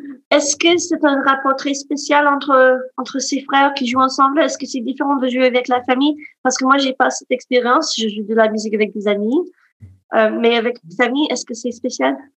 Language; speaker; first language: French; non-native, fluent; English